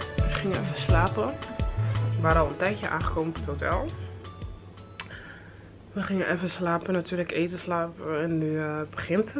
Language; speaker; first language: Dutch; early bilingual, other home language; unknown